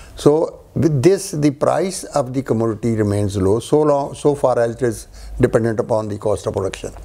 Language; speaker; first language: English; non-native, local second language; Punjabi